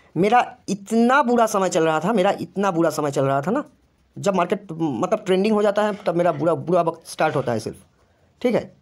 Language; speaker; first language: Hindi; non-native, local second language; Bangla